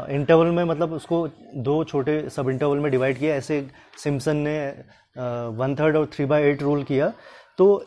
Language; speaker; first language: Hindi; native; Hindi